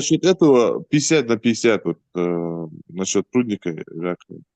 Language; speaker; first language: Russian; native; Russian